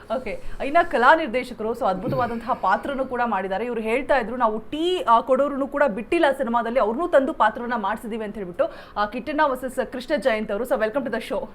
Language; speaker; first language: Kannada; native; Kannada